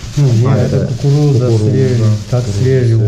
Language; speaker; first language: Russian; non-native, learner; Chinese